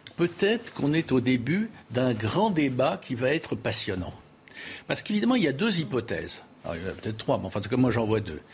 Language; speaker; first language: French; native; French